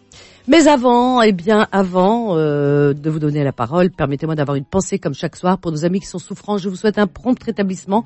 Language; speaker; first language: French; native; French